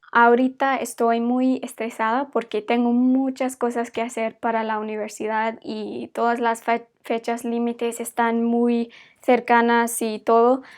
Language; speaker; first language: Spanish; non-native, fluent; English